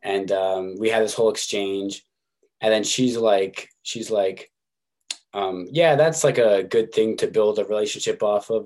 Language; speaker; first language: English; native; English